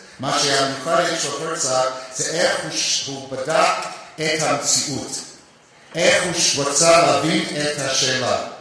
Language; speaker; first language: Hebrew; non-native, fluent; English